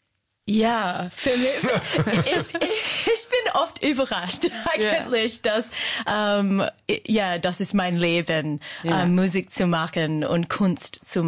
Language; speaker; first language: German; non-native, learner; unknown